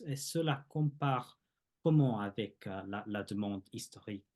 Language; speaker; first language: French; non-native, fluent; English